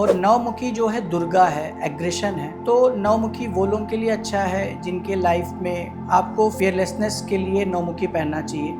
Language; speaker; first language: Hindi; non-native, local second language; Tamil